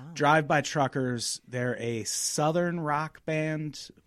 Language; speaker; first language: English; native; English